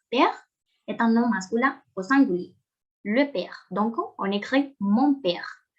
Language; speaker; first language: French; non-native, fluent; Spanish